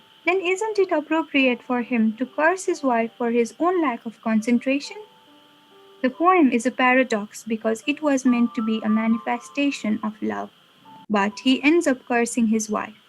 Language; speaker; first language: English; non-native, local second language; Nepali